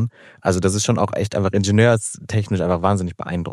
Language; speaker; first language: German; native; German